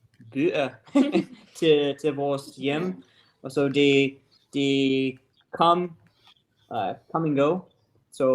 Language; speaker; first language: Danish; non-native, learner; English